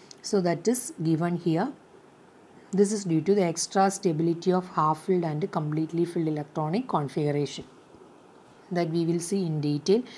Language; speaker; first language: English; non-native, local second language; Malayalam